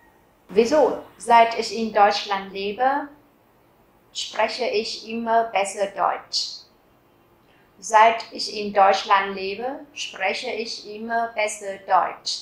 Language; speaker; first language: German; non-native, fluent; Vietnamese